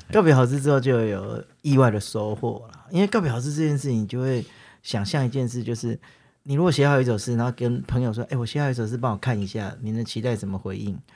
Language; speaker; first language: Chinese; native; Chinese